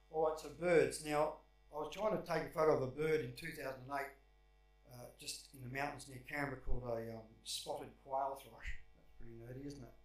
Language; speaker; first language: English; native; English